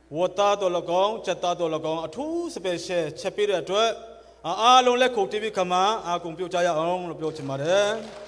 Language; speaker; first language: Burmese; non-native, local second language; Hakha Chin